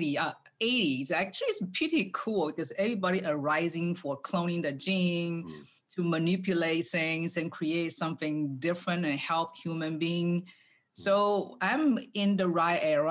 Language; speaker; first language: English; non-native, fluent; Chinese